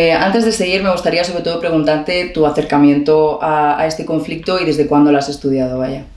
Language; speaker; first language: Spanish; native; Spanish